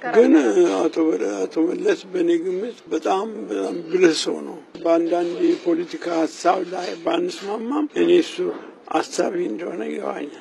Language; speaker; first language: Amharic; non-native, local second language; Oromo